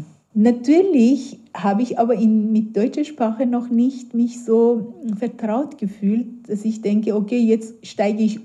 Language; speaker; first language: German; non-native, fluent; Persian